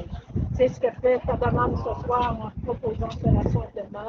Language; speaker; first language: French; native; French